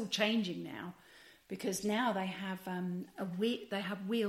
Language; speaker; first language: English; native; English